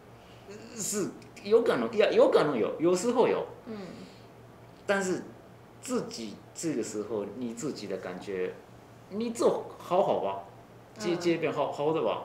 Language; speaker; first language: Chinese; non-native, learner; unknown